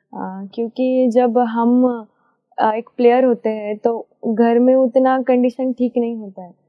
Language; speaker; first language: Hindi; non-native, local second language; Marathi